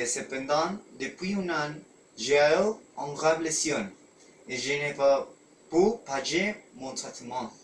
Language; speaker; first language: French; non-native, learner; Spanish